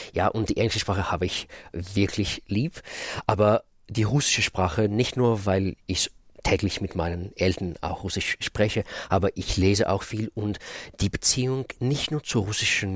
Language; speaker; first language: German; non-native, fluent; Russian